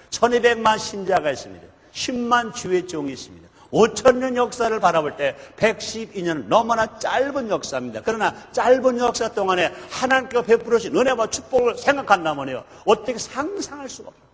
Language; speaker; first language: Korean; native; Korean